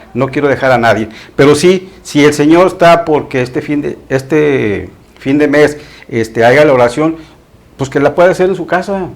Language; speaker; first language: Spanish; native; Spanish